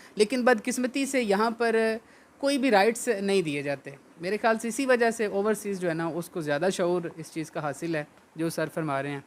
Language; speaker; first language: Urdu; non-native, local second language; Punjabi